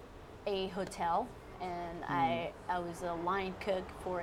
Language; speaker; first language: English; non-native, fluent; Spanish